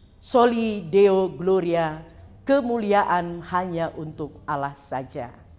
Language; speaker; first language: Indonesian; non-native, local second language; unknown